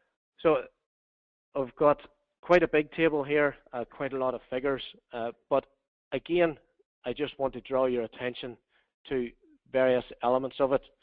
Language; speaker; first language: English; native; English